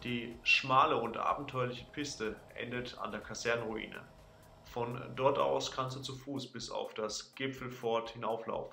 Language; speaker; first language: German; native; German